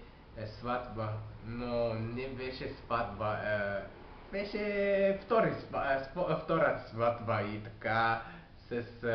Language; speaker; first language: Bulgarian; non-native, learner; French